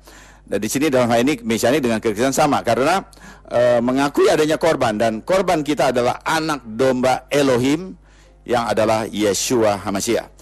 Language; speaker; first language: Indonesian; native; Indonesian